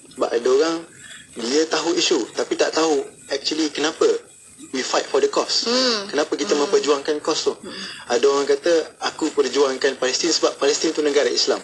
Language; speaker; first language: Malay; native; Malay